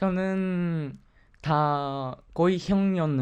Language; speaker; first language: Korean; non-native, fluent; Japanese